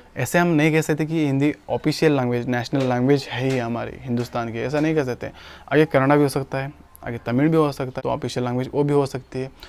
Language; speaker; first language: Hindi; non-native, local second language; Kannada